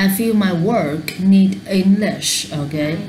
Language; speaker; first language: English; non-native, learner; Vietnamese